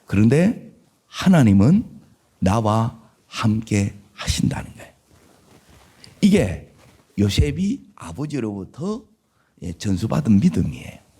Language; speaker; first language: Korean; native; Korean